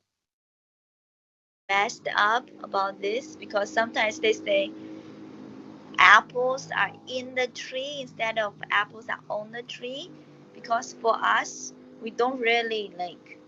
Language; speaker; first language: English; non-native, learner; Chinese